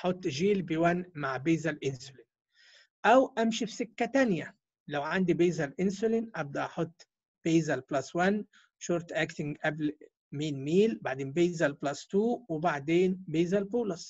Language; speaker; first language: Arabic; native; Arabic